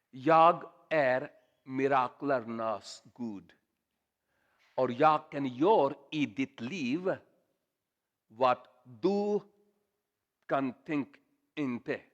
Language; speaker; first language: Swedish; non-native, learner; Urdu